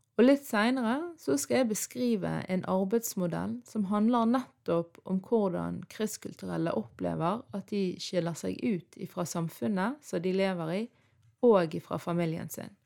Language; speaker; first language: Norwegian; early bilingual, other home language; Arabic